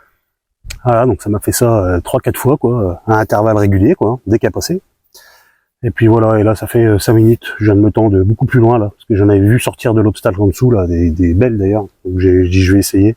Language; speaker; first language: French; native; French